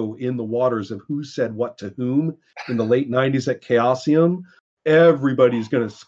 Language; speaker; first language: English; native; English